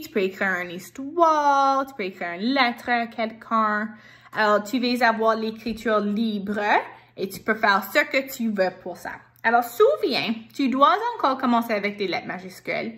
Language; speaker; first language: French; non-native, local second language; English